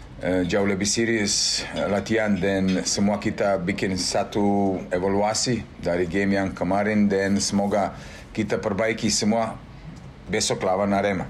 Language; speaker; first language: Indonesian; non-native, fluent; Serbian